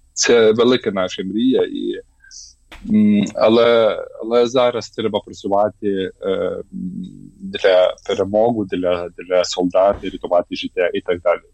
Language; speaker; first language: Ukrainian; non-native, learner; Lithuanian